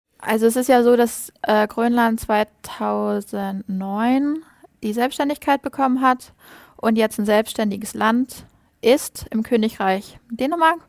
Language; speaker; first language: German; native; German